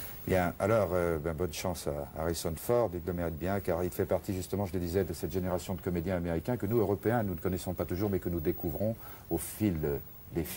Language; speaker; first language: French; native; French